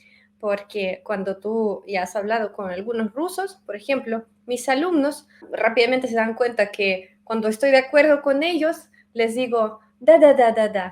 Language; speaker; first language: Spanish; non-native, fluent; Russian